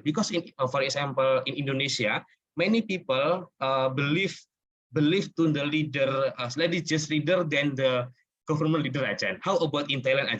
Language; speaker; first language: English; non-native, learner; Indonesian